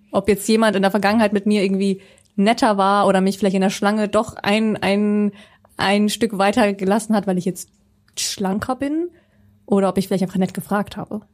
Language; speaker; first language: German; early bilingual, other home language; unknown